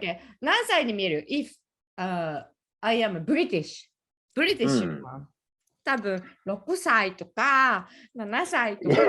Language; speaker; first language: Japanese; native; Japanese